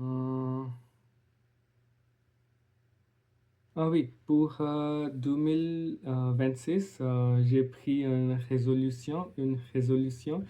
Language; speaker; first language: French; non-native, learner; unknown